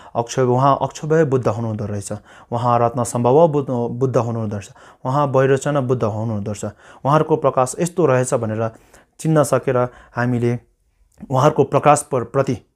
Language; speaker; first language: Nepali; non-native, local second language; Sherpa